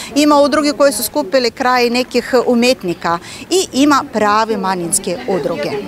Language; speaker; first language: Croatian; non-native, fluent; Russian